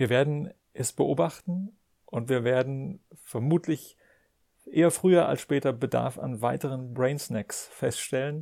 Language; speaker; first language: German; native; German